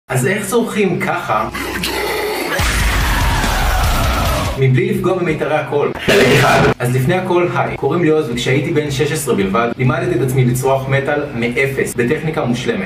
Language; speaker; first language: Hebrew; native; Hebrew